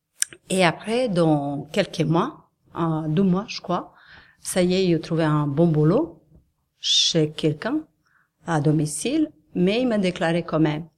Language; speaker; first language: French; non-native, learner; Serbian